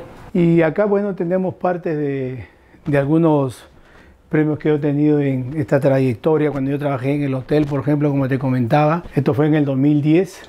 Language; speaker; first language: Spanish; native; Spanish